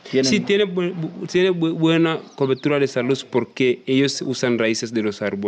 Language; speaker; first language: Spanish; non-native, learner; Masai